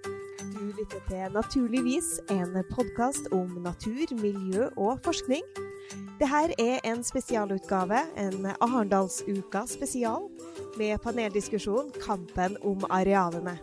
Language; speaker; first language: Norwegian; native; Norwegian